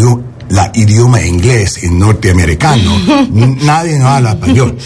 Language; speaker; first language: Spanish; early bilingual, heritage; Spanish